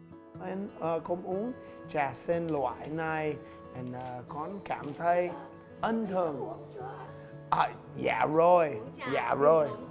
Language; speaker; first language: Vietnamese; non-native, learner; English